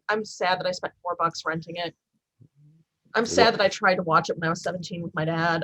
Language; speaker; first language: English; native; English